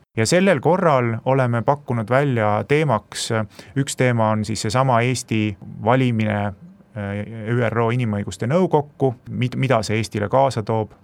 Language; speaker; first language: Estonian; native; Estonian